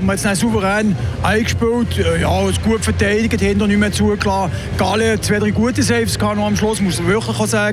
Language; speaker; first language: German; native; German